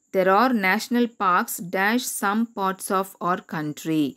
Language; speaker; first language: English; non-native, local second language; Tamil